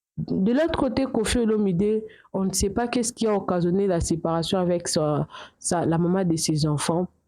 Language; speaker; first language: French; non-native, local second language; Lingala